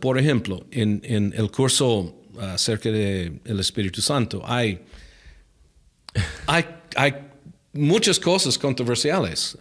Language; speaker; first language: Spanish; non-native, fluent; English